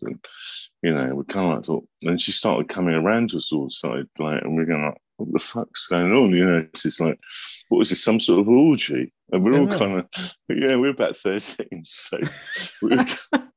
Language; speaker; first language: English; native; English